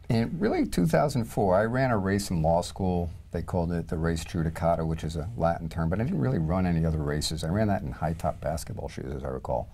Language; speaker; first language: English; native; English